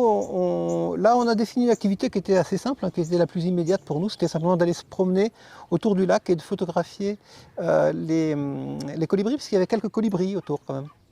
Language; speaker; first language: French; native; French